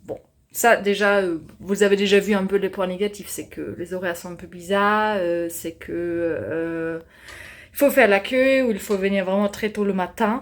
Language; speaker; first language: French; non-native, fluent; German